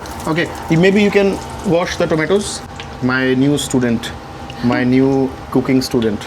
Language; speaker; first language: English; non-native, local second language; Hindi